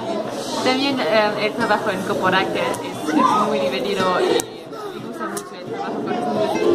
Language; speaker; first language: Spanish; non-native, learner; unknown